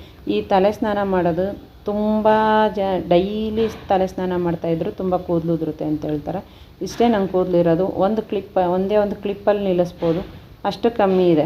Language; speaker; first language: Kannada; native; Kannada